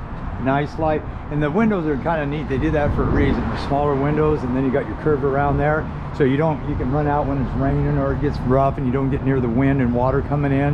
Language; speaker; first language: English; native; English